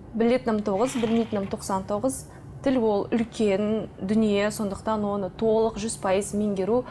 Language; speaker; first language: Kazakh; non-native, local second language; Russian